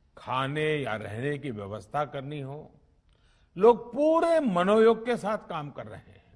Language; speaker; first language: Hindi; non-native, local second language; Gujarati